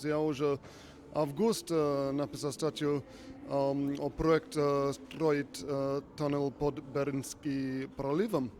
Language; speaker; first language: Russian; non-native, learner; English